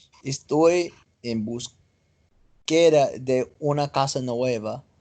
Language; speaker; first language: Spanish; non-native, learner; English